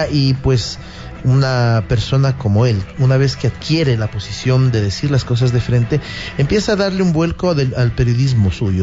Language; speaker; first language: Spanish; native; Spanish